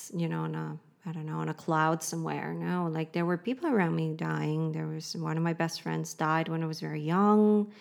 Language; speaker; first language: English; native; English